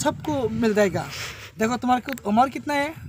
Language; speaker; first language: Hindi; non-native, learner; Bangla